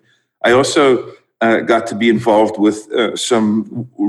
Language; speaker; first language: English; non-native, local second language; Dutch